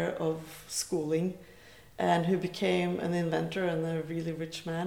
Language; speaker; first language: English; non-native, fluent; Norwegian